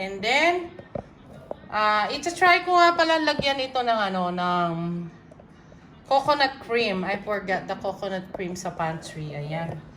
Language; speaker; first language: Filipino; non-native, local second language; Pampanga